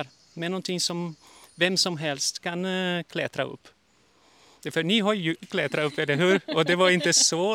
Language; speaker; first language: Swedish; early bilingual, heritage; Portuguese